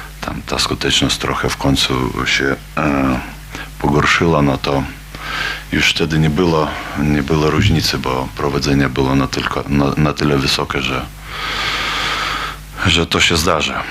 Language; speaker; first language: Polish; non-native, learner; Lithuanian